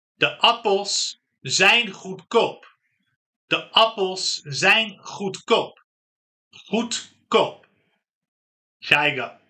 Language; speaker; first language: Dutch; non-native, fluent; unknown